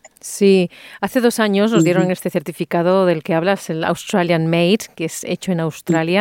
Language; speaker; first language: Spanish; native; Spanish